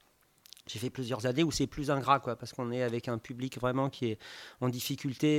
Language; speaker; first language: French; native; French